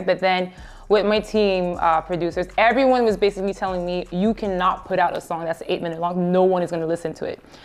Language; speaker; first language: English; early bilingual, other home language; Haitian Creole